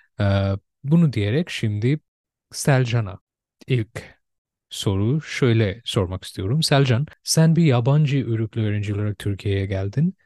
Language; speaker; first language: Turkish; non-native, fluent; Bangla